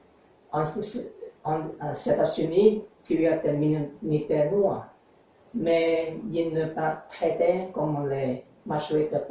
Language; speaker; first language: French; non-native, learner; English